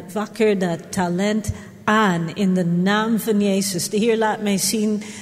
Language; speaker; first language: Dutch; non-native, fluent; English